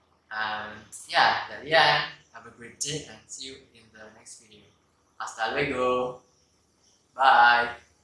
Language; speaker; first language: English; non-native, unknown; Indonesian